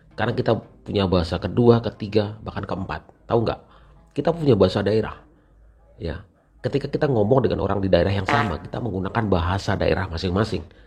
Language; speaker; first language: Indonesian; native; Indonesian